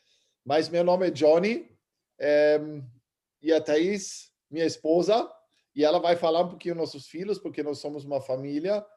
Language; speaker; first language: Portuguese; early bilingual, other home language; German